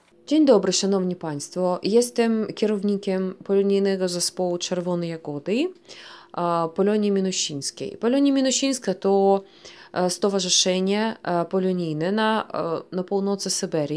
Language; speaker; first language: Polish; early bilingual, heritage; Polish